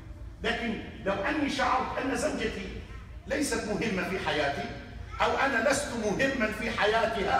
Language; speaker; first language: Arabic; native; Arabic